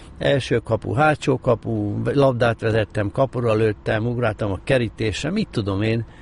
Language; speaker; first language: Hungarian; native; Hungarian